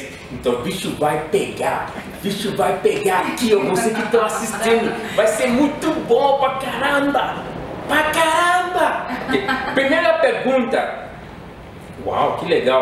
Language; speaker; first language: Portuguese; non-native, fluent; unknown